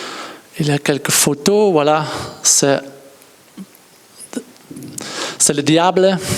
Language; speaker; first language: French; non-native, learner; Dutch